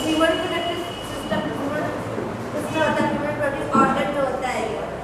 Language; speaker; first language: Hindi; native; Hindi